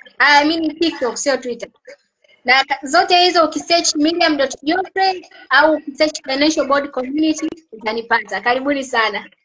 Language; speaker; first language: Swahili; native; Swahili